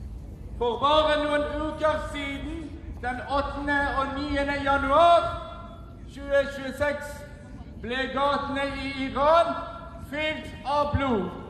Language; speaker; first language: Norwegian; non-native, fluent; Persian